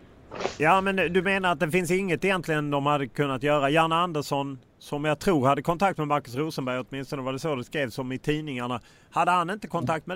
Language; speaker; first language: Swedish; native; Swedish